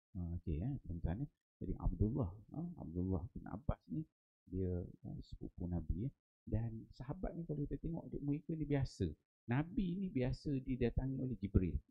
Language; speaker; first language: Malay; native; Malay